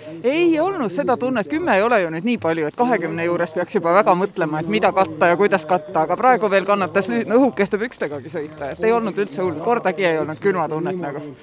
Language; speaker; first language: Estonian; native; Estonian